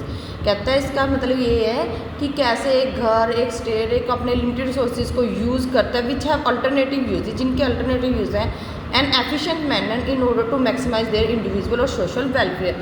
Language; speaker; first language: Hindi; native; Hindi